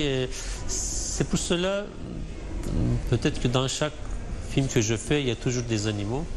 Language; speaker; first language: French; non-native, fluent; Turkish